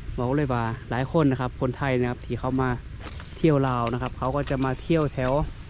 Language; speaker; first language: Thai; native; Thai